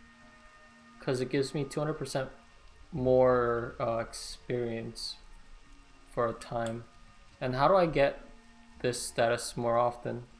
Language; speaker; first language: English; native; English